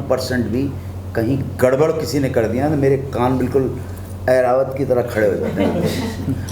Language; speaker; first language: Hindi; native; Hindi